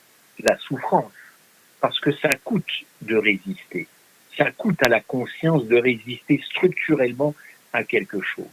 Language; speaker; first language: French; native; French